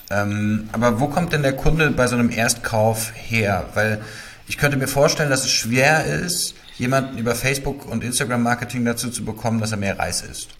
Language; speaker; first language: German; native; German